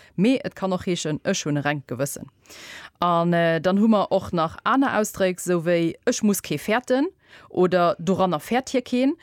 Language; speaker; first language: Luxembourgish; native; Luxembourgish